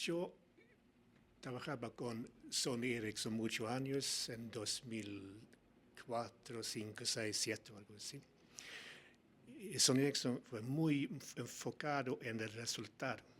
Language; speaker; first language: Spanish; non-native, learner; Swedish